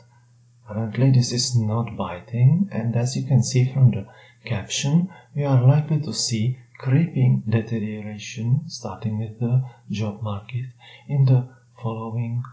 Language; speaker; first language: English; non-native, fluent; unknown